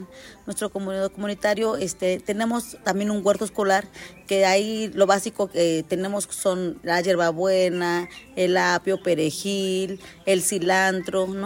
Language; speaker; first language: Spanish; native; Spanish